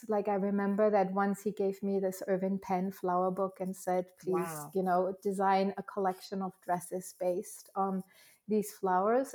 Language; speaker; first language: English; non-native, fluent; German